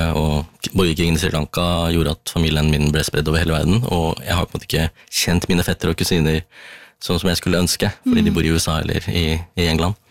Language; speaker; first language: Norwegian; early bilingual, other home language; Tamil